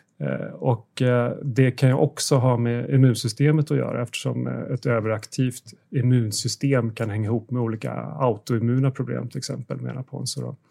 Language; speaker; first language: Swedish; native; Swedish